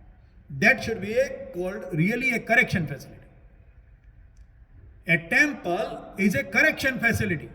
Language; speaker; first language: English; non-native, local second language; Hindi